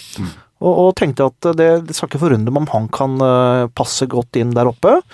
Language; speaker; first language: Norwegian; native; Norwegian